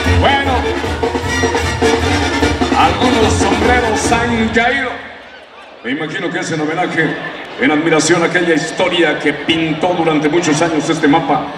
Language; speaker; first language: Spanish; native; Spanish